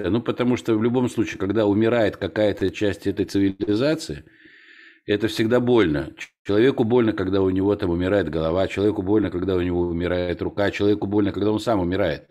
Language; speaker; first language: Russian; native; Russian